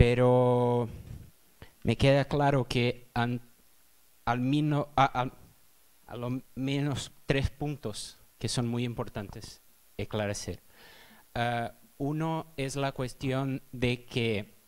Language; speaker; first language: Spanish; non-native, fluent; Portuguese